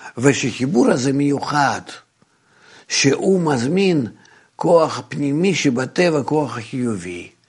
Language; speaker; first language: Hebrew; non-native, fluent; Russian